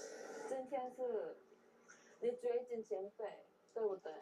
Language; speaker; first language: Chinese; non-native, learner; Korean